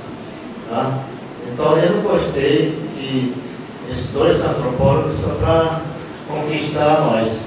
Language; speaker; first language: Portuguese; non-native, local second language; Yanomámi